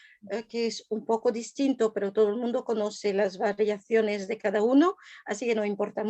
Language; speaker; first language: Spanish; non-native, fluent; French